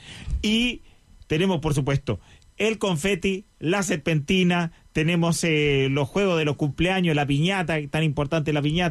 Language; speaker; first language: Spanish; native; Spanish